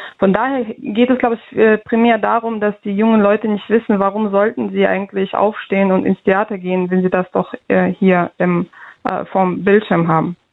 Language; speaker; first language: German; early bilingual, other home language; Russian